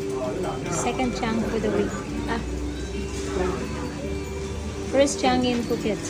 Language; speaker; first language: English; non-native, local second language; Filipino